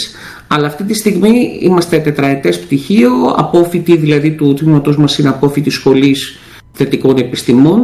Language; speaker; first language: Greek; native; Greek